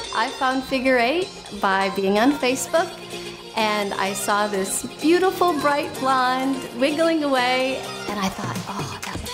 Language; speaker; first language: English; native; English